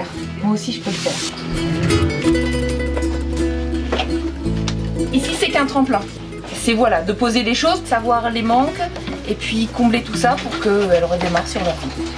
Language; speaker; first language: French; native; French